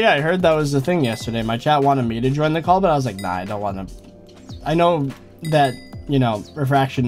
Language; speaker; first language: English; native; English